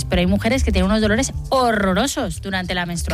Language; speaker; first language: Spanish; native; Spanish